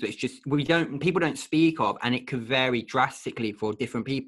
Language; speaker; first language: English; native; English